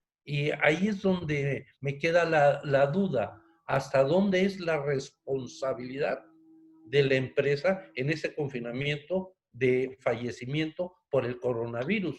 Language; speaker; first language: Spanish; native; Spanish